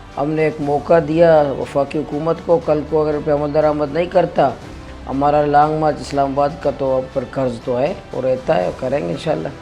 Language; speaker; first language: Urdu; non-native, local second language; Baluchi